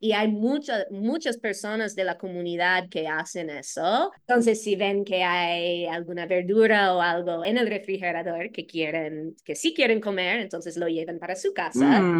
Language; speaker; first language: Spanish; non-native, fluent; English